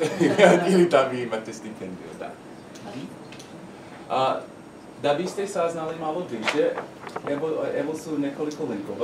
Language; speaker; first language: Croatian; non-native, learner; English